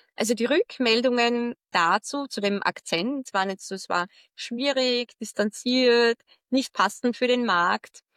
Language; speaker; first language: German; early bilingual, other home language; Arabic